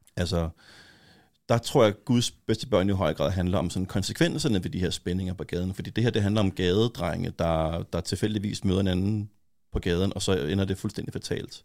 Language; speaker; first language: Danish; native; Danish